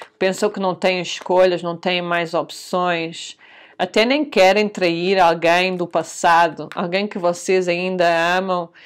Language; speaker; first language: Portuguese; early bilingual, heritage; Portuguese